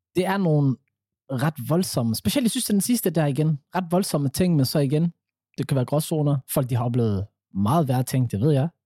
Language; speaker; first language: Danish; early bilingual, other home language; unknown